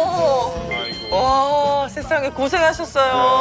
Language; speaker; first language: Korean; native; Korean